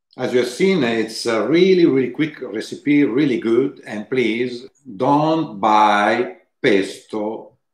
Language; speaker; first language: English; non-native, fluent; Italian